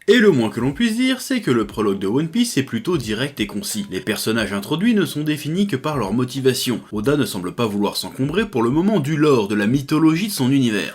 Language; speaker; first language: French; native; French